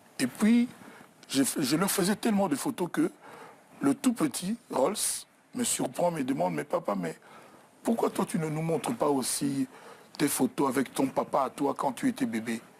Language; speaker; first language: French; non-native, local second language; Lingala